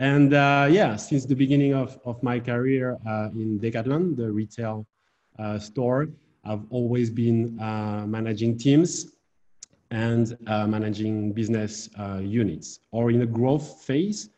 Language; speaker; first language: English; non-native, fluent; French